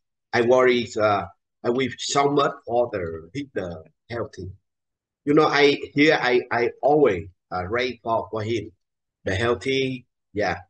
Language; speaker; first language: English; non-native, learner; Vietnamese